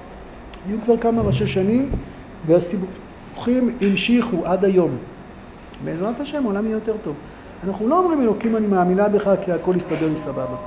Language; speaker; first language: Hebrew; native; Hebrew